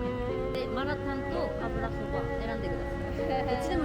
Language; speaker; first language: Japanese; non-native, fluent; Korean